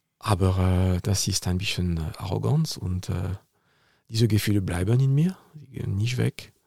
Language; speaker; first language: German; non-native, fluent; French